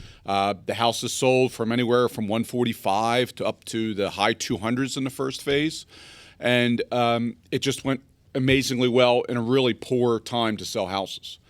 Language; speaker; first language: English; native; English